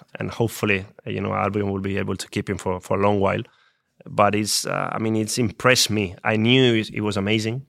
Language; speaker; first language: English; non-native, fluent; Spanish